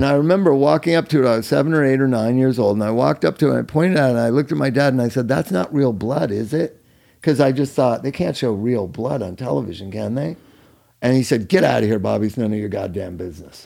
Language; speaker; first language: English; native; English